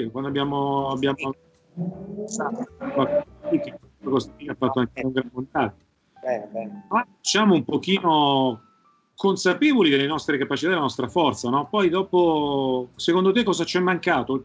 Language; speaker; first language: Italian; native; Italian